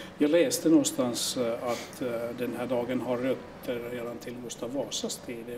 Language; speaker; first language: Swedish; non-native, local second language; Finnish